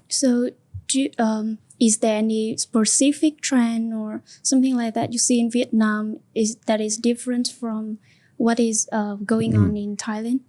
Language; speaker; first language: English; non-native, fluent; Vietnamese